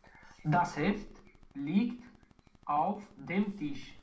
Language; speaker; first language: German; non-native, learner; Romanian